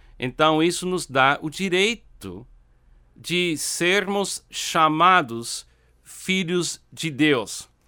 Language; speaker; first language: Portuguese; non-native, fluent; English